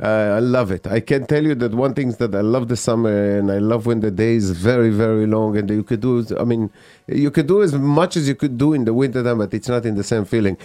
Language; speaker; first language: English; non-native, fluent; Hebrew